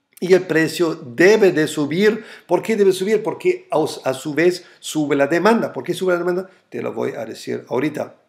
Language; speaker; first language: Spanish; non-native, fluent; German